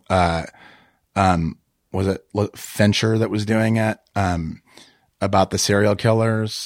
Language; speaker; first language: English; native; English